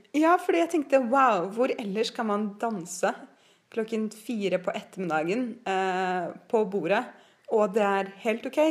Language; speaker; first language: Norwegian; non-native, fluent; Russian